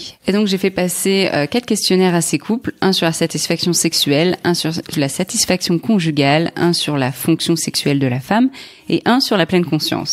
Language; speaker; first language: French; native; French